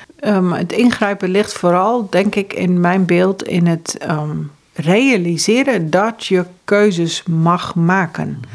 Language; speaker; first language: Dutch; early bilingual, heritage; Dutch